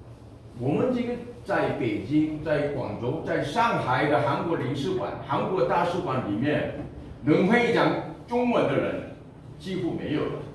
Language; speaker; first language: Chinese; non-native, fluent; Korean